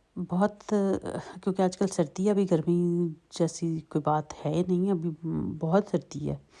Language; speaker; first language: Urdu; native; Urdu